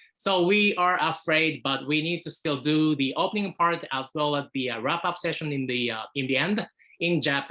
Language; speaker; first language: English; non-native, fluent; Japanese